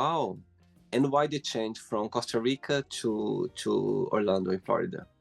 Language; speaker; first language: English; non-native, fluent; Portuguese